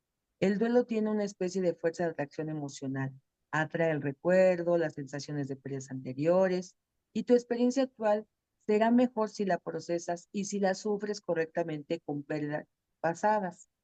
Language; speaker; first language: Spanish; native; Spanish